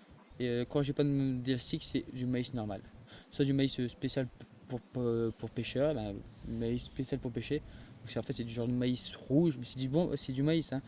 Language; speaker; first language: French; native; French